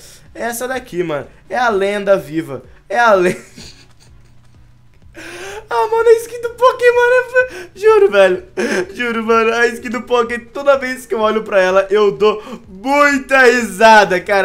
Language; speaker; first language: Portuguese; native; Portuguese